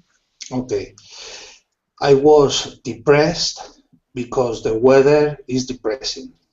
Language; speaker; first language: English; non-native, learner; Spanish